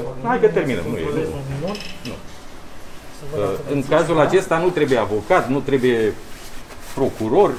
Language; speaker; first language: Romanian; native; Romanian